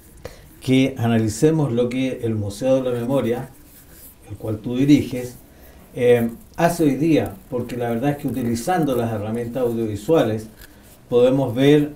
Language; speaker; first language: Spanish; native; Spanish